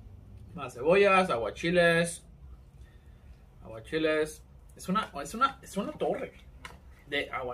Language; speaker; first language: Spanish; early bilingual, heritage; Spanish